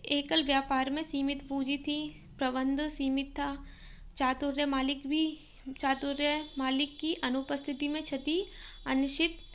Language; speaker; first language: Hindi; native; Hindi